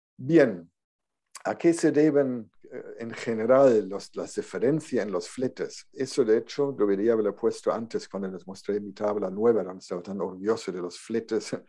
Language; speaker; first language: Spanish; non-native, fluent; German